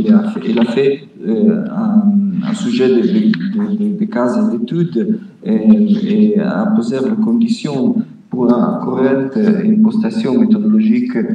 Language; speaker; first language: French; non-native, fluent; Italian